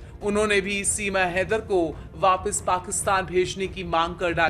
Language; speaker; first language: Hindi; native; Hindi